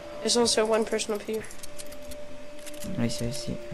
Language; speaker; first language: English; non-native, fluent; Danish